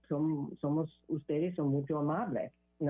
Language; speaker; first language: Spanish; non-native, learner; English